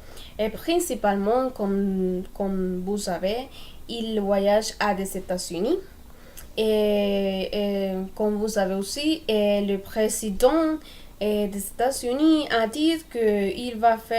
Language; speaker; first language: French; non-native, learner; Spanish